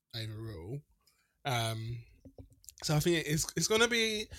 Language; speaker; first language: English; native; English